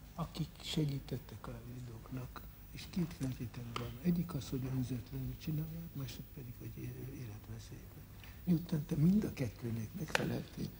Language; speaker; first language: Hebrew; non-native, fluent; Hungarian